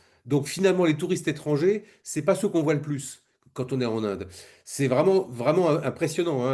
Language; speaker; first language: French; native; French